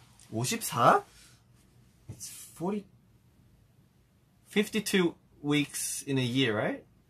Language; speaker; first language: English; early bilingual, other home language; Korean